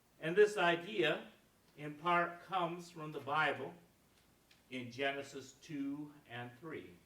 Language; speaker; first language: English; native; English